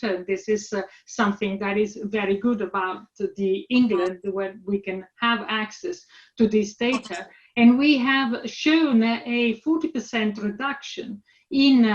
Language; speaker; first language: English; non-native, fluent; Italian